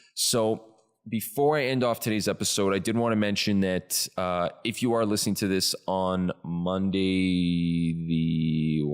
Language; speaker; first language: English; native; English